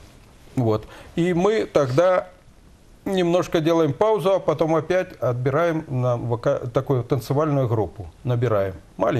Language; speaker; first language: Russian; native; Russian